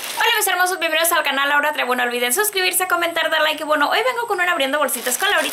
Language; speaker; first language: Spanish; native; Spanish